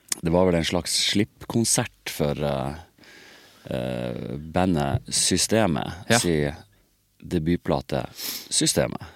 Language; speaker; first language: Norwegian; native; Norwegian